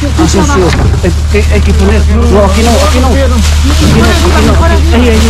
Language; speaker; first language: Spanish; non-native, learner; Filipino